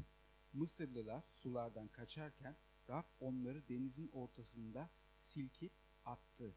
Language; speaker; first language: Turkish; native; Turkish